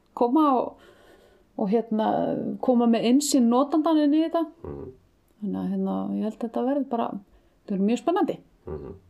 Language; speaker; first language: Icelandic; native; Icelandic